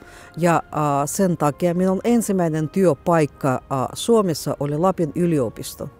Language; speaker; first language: Finnish; non-native, fluent; Russian